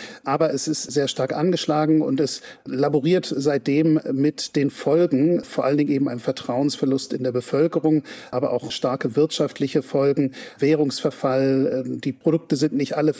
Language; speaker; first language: German; native; German